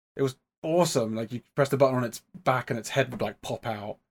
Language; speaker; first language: English; native; English